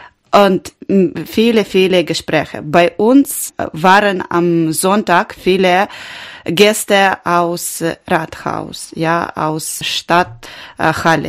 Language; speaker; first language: German; non-native, learner; Ukrainian